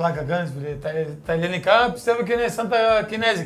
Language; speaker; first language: Greek; non-native, fluent; Portuguese